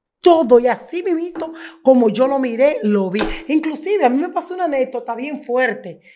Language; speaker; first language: Spanish; native; Spanish